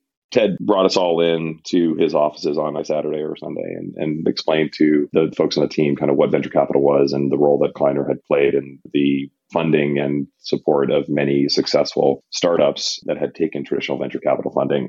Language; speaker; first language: English; native; English